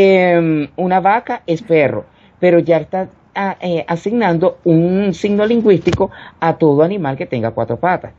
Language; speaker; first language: Spanish; native; Spanish